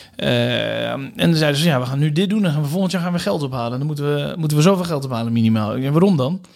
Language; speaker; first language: Dutch; native; Dutch